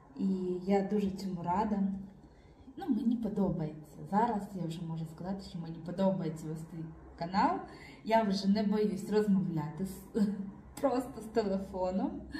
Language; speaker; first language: Ukrainian; native; Ukrainian